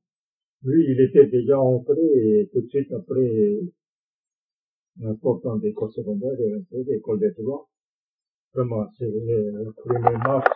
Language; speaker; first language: French; non-native, fluent; Korean